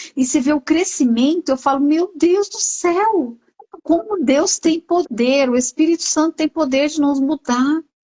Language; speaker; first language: Portuguese; native; Portuguese